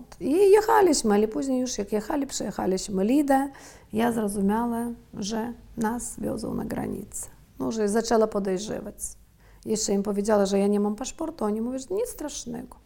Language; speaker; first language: Polish; early bilingual, heritage; Polish